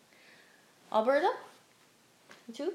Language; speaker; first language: Spanish; non-native, fluent; English